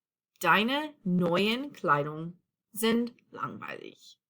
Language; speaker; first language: German; non-native, fluent; English